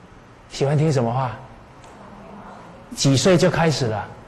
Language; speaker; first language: Chinese; native; Chinese